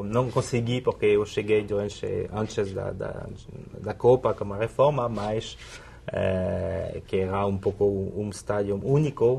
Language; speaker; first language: Portuguese; non-native, fluent; French